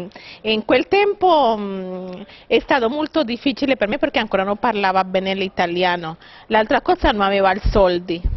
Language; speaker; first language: Italian; non-native, fluent; Spanish